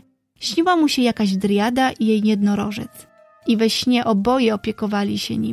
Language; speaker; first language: Polish; native; Polish